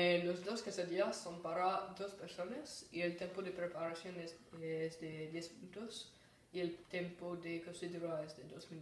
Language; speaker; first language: Spanish; non-native, learner; French